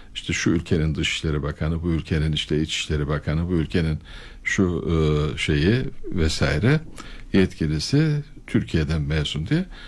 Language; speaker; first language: Turkish; native; Turkish